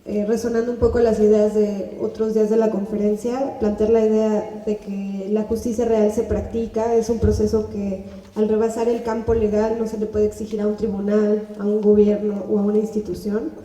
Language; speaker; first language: Spanish; native; Spanish